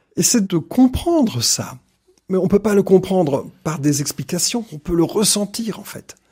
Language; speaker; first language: French; native; French